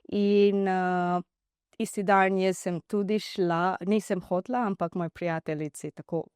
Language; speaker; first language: Slovenian; non-native, learner; Divehi